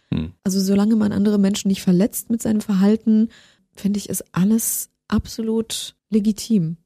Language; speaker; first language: German; early bilingual, other home language; Polish